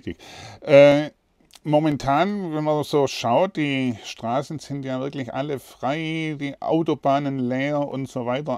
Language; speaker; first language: German; native; German